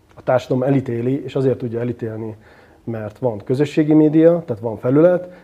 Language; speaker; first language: Hungarian; native; Hungarian